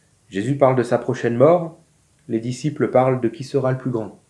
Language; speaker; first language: French; native; French